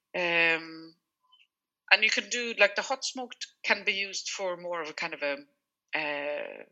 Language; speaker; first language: English; non-native, fluent; Swedish